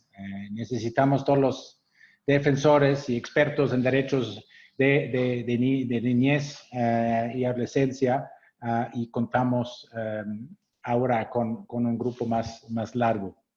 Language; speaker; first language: Spanish; non-native, fluent; English